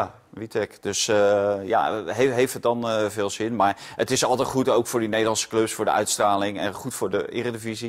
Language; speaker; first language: Dutch; native; Dutch